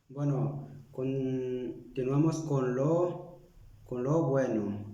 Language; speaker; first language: Spanish; non-native, local second language; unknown